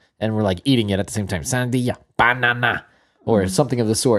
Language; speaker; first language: English; native; English